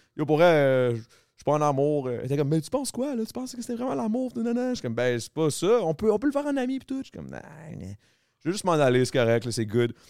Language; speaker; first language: French; native; French